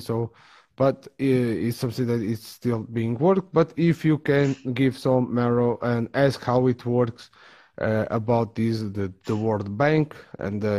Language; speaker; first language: English; non-native, fluent; Portuguese